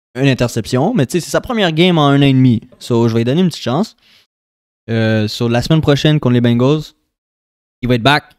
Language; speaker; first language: French; native; French